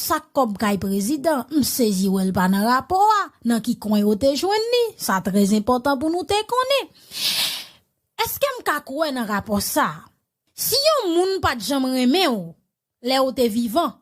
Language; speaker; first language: Haitian Creole; native; Haitian Creole